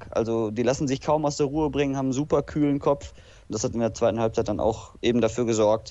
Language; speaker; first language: German; native; German